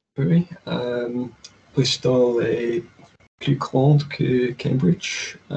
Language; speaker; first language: French; non-native, learner; English